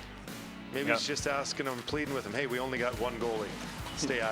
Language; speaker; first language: English; native; English